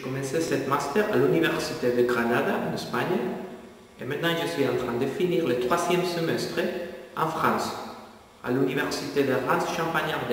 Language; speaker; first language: French; non-native, fluent; Spanish